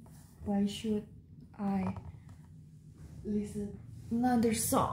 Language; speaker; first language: English; non-native, learner; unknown